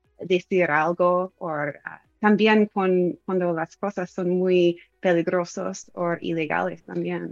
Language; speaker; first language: Spanish; non-native, fluent; English